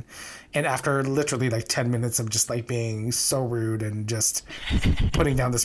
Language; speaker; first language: English; non-native, local second language; Filipino